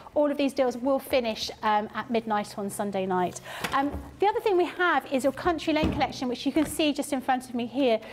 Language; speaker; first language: English; native; English